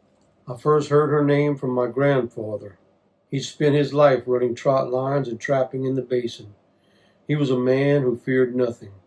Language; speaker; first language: English; native; English